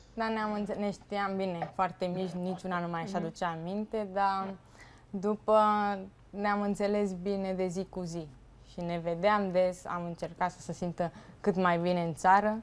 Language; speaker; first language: Romanian; native; Romanian